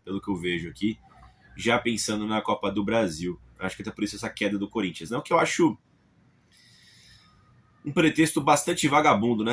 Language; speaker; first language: Portuguese; native; Portuguese